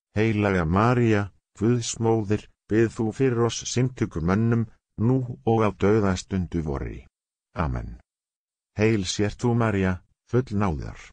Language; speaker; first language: Icelandic; non-native, learner; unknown